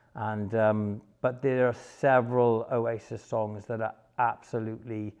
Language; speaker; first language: English; native; English